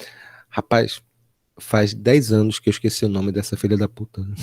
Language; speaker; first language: Portuguese; native; Portuguese